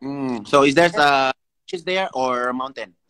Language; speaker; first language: English; non-native, learner; Indonesian